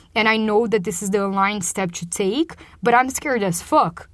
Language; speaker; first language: English; non-native, fluent; Portuguese